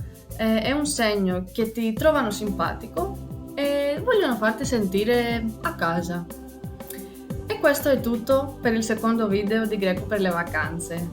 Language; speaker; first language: Italian; native; Italian